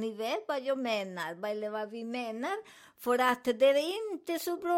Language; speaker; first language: Swedish; non-native, learner; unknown